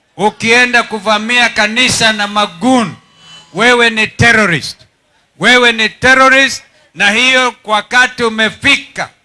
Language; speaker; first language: Swahili; non-native, local second language; Kamba